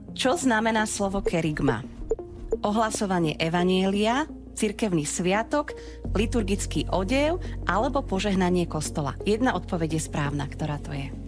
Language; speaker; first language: Slovak; native; Slovak